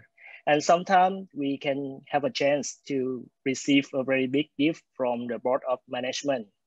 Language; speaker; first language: English; non-native, fluent; Vietnamese